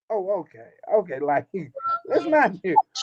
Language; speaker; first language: English; native; English